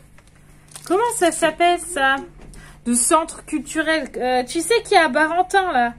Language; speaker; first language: French; native; French